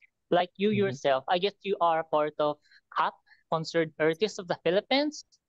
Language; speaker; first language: English; non-native, fluent; Japanese